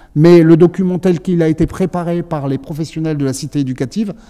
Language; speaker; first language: French; native; French